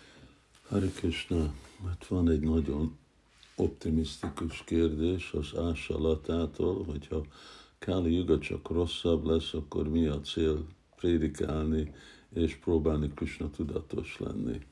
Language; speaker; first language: Hungarian; early bilingual, heritage; Hungarian